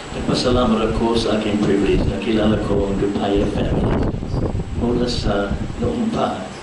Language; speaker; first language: Filipino; non-native, fluent; English